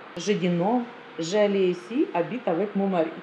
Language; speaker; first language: French; non-native, learner; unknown